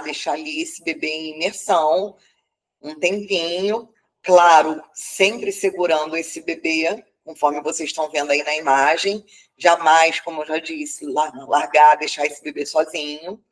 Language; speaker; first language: Portuguese; native; Portuguese